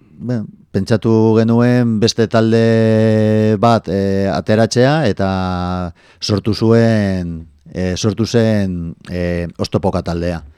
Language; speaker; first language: Basque; non-native, local second language; Spanish